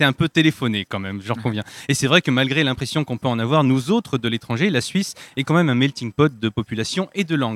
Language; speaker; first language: French; native; French